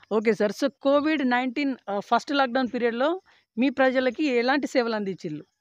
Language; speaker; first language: Telugu; native; Telugu